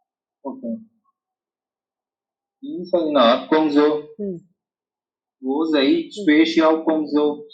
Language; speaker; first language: Chinese; non-native, learner; Tamil